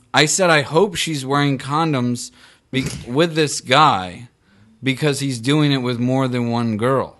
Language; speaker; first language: English; native; English